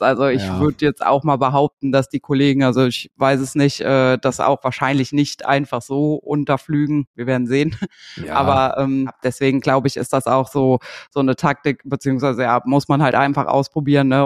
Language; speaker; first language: German; native; German